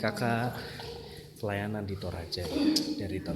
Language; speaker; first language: Indonesian; native; Indonesian